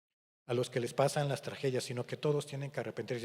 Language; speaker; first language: Spanish; native; Spanish